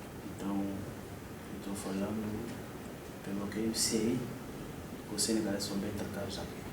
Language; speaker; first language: Portuguese; non-native, fluent; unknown